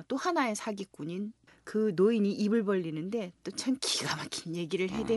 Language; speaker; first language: Korean; native; Korean